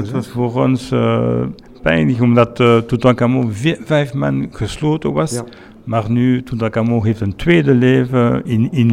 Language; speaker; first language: Dutch; non-native, fluent; French